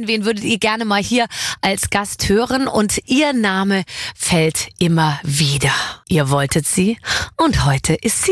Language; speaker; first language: German; native; German